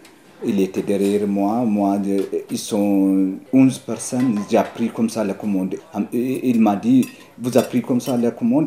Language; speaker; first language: French; non-native, learner; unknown